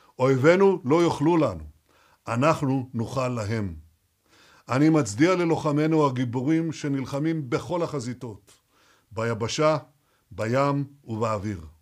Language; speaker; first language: Hebrew; native; Hebrew